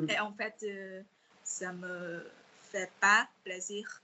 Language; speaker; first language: French; non-native, fluent; Vietnamese